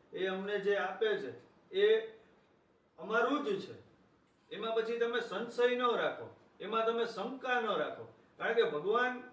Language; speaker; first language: Gujarati; native; Gujarati